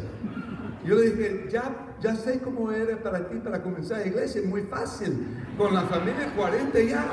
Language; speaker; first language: Spanish; non-native, fluent; English